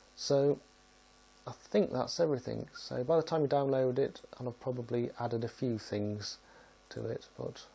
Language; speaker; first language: English; native; English